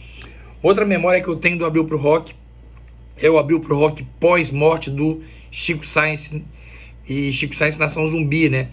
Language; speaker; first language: Portuguese; native; Portuguese